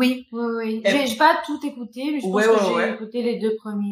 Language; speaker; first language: French; non-native, fluent; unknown